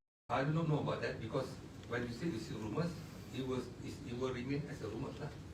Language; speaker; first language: English; non-native, local second language; Malay